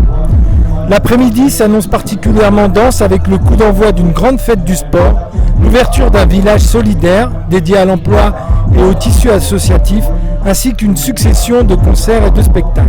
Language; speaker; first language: French; native; French